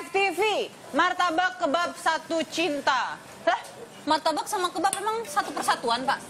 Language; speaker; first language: Indonesian; native; Indonesian